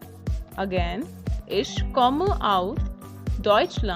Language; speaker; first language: German; non-native, learner; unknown